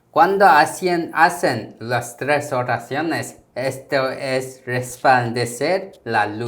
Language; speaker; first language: Spanish; non-native, fluent; Korean